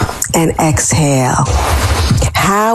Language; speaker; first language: English; native; English